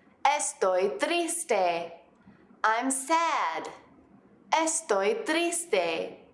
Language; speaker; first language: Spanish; non-native, fluent; English